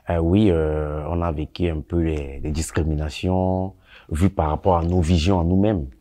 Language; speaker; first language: French; non-native, local second language; Sango